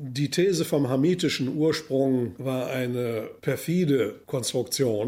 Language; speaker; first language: German; native; German